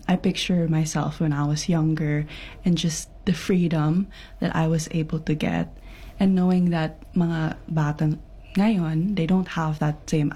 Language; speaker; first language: English; non-native, local second language; Filipino